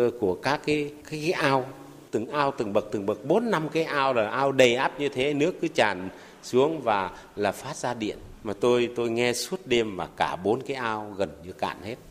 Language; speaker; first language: Vietnamese; non-native, local second language; Tày